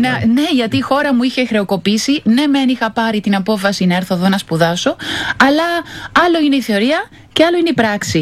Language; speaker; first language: Greek; non-native, fluent; Spanish